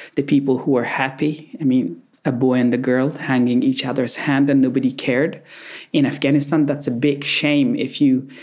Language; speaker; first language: English; non-native, fluent; Persian